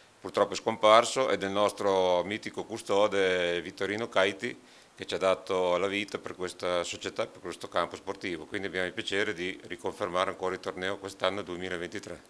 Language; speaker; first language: Italian; native; Italian